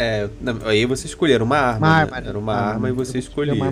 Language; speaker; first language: Portuguese; native; Portuguese